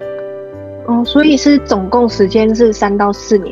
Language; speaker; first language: Chinese; non-native, fluent; Vietnamese